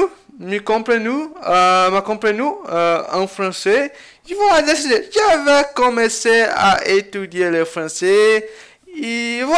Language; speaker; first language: French; non-native, learner; Portuguese